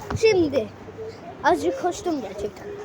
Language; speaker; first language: Turkish; early bilingual, heritage; Turkish